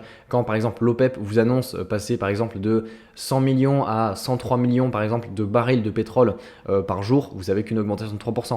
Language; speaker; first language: French; native; French